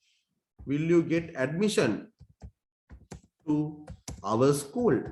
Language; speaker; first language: English; non-native, local second language; Sinhala